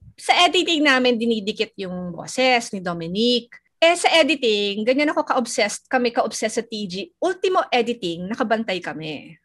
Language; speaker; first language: Filipino; native; Filipino